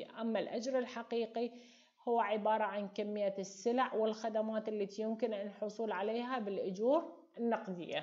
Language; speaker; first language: Arabic; native; Arabic